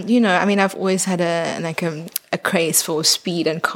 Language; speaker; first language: English; native; English